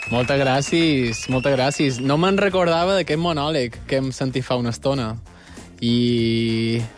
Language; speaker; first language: Catalan; early bilingual, other home language; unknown